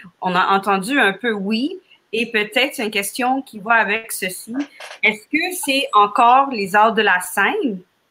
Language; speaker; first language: French; non-native, fluent; English